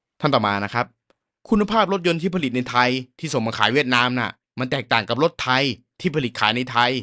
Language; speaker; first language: Thai; native; Thai